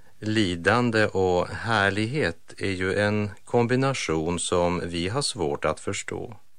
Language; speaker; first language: Swedish; native; Swedish